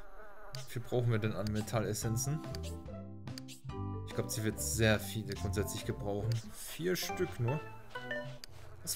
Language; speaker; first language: German; native; German